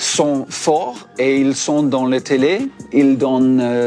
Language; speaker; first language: French; non-native, fluent; German